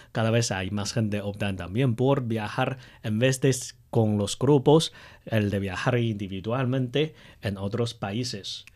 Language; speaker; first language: Spanish; non-native, fluent; Chinese